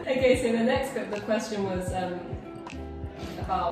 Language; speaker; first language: English; early bilingual, other home language; Korean